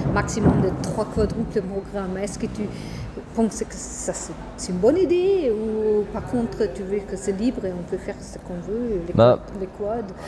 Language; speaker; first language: French; non-native, fluent; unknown